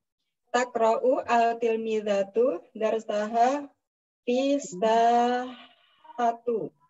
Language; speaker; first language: Arabic; non-native, learner; Indonesian